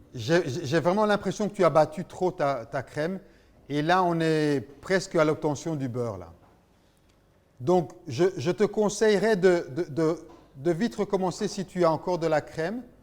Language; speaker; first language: French; native; French